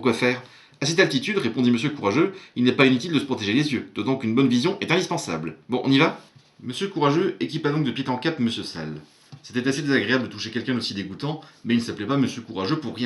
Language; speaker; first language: French; native; French